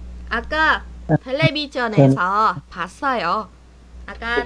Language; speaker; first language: Korean; non-native, fluent; Vietnamese